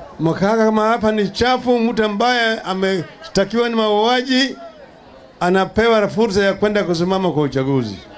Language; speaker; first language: Swahili; non-native, local second language; Luo (Kenya and Tanzania)